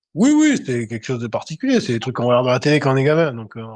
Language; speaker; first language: French; native; French